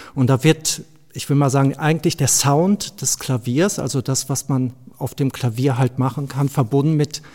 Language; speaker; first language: German; non-native, fluent; Slovenian